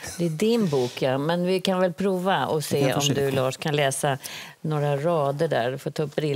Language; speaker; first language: Swedish; native; Swedish